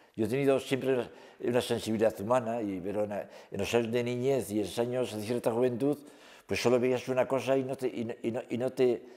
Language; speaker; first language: Spanish; native; Spanish